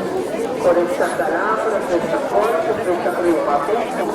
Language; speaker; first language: Spanish; native; Spanish